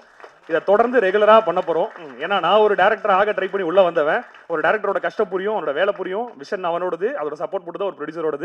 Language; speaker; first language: Tamil; native; Tamil